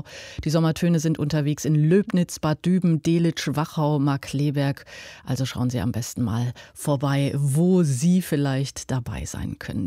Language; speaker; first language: German; native; German